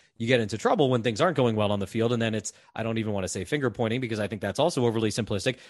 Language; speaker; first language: English; native; English